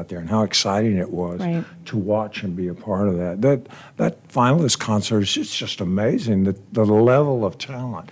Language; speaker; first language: English; native; English